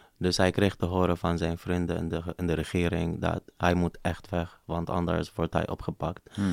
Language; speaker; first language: Dutch; non-native, fluent; Arabic